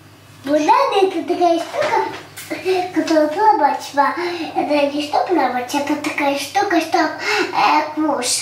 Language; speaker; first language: Russian; early bilingual, heritage; Russian